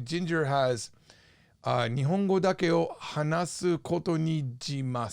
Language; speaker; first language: Japanese; non-native, fluent; English